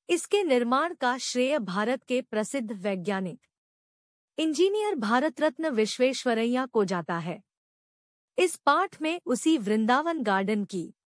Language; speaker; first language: Hindi; native; Hindi